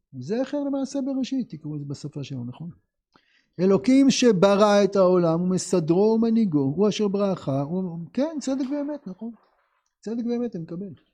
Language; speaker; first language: Hebrew; native; Hebrew